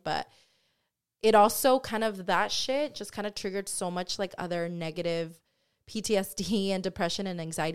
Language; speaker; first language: English; early bilingual, other home language; Spanish